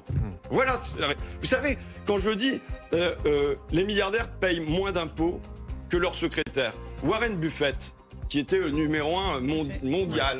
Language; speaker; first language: French; native; French